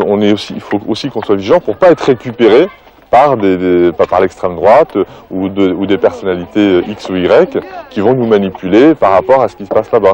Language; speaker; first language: French; native; French